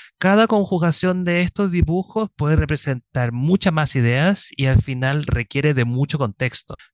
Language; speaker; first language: Spanish; early bilingual, other home language; Chinese